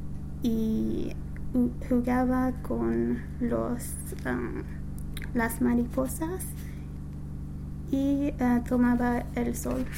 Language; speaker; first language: Spanish; non-native, learner; English